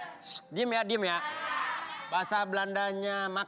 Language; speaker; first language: Indonesian; native; Indonesian